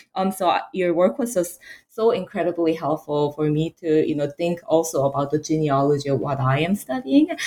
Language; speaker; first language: English; native; English